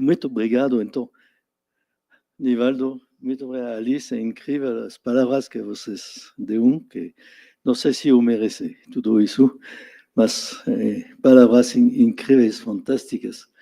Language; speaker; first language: Portuguese; non-native, fluent; French